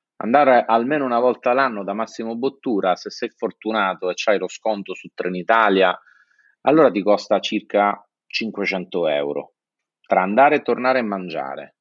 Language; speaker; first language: Italian; native; Italian